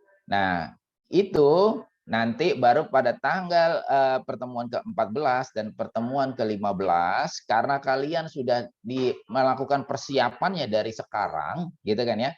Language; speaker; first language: Indonesian; native; Indonesian